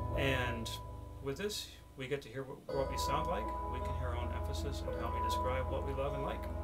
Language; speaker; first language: English; native; English